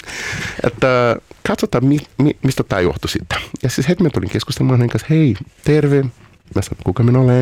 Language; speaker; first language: Finnish; non-native, fluent; Portuguese